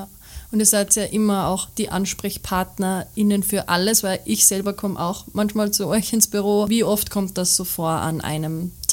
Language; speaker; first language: German; native; German